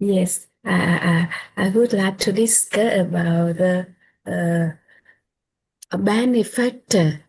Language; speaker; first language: English; non-native, learner; Vietnamese